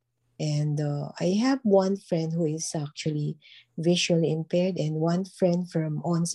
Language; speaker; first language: English; non-native, local second language; Filipino